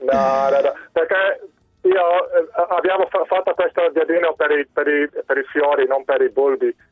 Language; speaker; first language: Italian; non-native, learner; Dutch